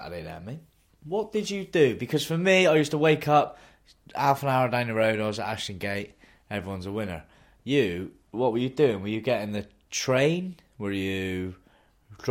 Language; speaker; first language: English; native; English